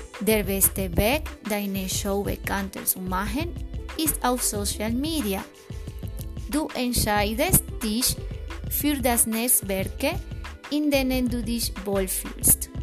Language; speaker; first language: German; non-native, fluent; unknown